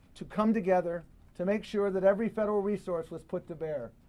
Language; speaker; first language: English; early bilingual, other home language; Spanish